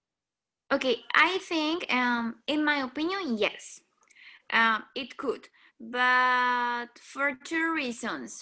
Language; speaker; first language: English; non-native, learner; Spanish